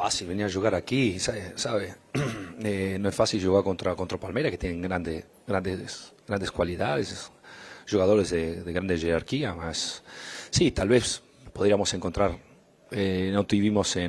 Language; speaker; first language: Portuguese; non-native, fluent; Spanish